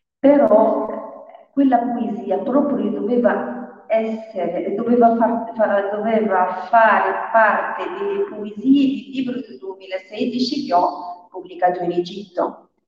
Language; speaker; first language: Italian; non-native, fluent; Arabic